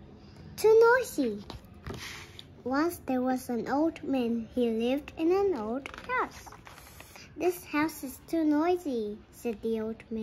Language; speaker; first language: English; non-native, learner; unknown